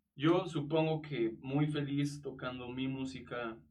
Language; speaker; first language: Spanish; native; Spanish